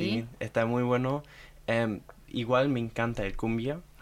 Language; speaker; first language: Spanish; non-native, learner; German